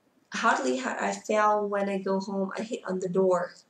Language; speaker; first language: English; non-native, fluent; Vietnamese